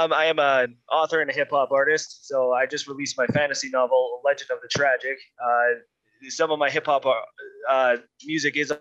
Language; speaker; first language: English; native; English